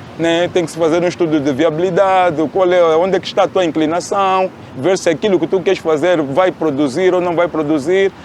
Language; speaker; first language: Portuguese; native; Portuguese